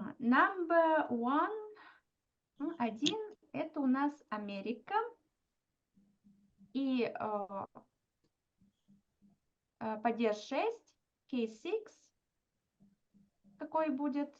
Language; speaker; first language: Russian; non-native, fluent; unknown